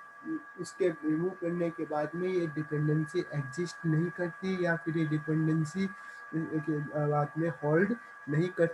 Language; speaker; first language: Hindi; native; Hindi